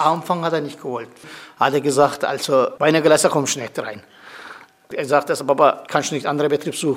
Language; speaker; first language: German; non-native, learner; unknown